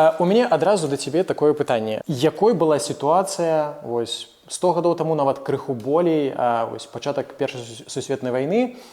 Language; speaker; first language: Belarusian; non-native, local second language; Russian